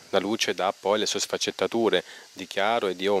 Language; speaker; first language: Italian; native; Italian